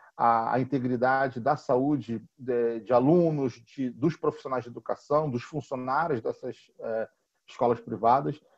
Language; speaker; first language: Portuguese; native; Portuguese